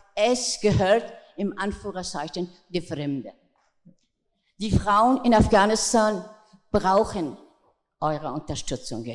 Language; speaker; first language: German; non-native, fluent; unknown